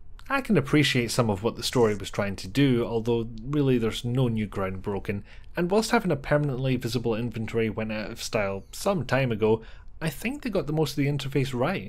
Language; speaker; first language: English; native; English